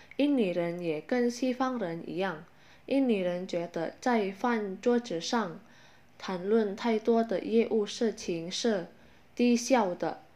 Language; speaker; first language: Chinese; non-native, fluent; Indonesian